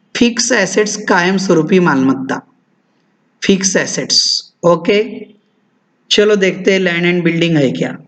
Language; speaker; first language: Hindi; non-native, local second language; Marathi